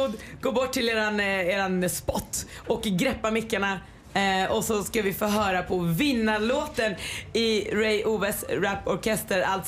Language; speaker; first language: Swedish; native; Swedish